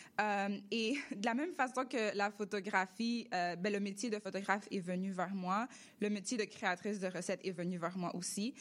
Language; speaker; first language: French; early bilingual, other home language; Russian